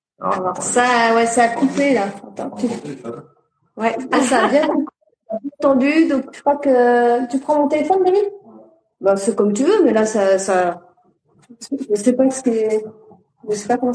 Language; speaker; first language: French; native; French